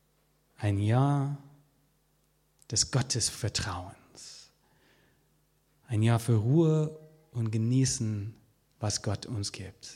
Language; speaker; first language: German; non-native, fluent; English